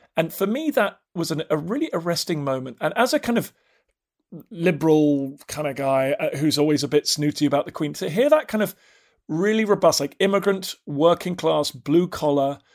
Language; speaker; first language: English; native; English